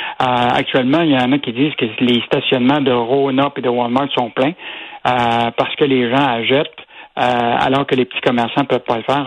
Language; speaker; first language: French; native; French